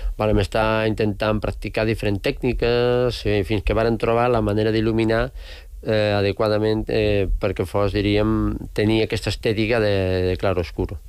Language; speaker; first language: Catalan; non-native, local second language; Spanish